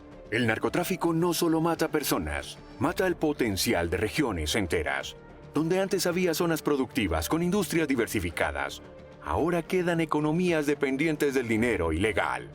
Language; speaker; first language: Spanish; native; Spanish